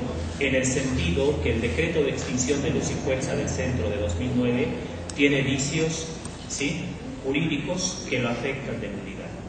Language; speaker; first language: Spanish; native; Spanish